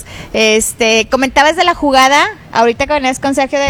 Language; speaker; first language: Spanish; native; Spanish